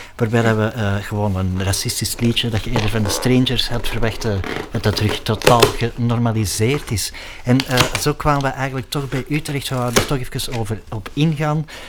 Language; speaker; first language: Dutch; native; Dutch